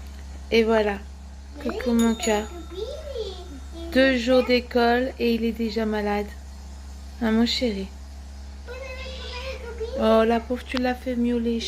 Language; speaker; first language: French; native; French